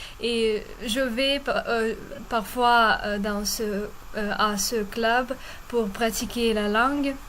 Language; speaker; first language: French; non-native, fluent; Russian